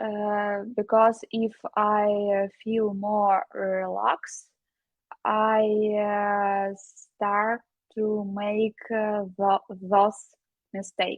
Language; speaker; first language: English; non-native, learner; Ukrainian